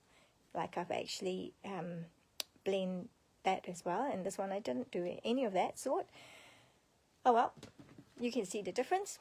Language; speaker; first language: English; native; English